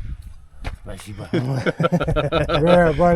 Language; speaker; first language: Russian; non-native, local second language; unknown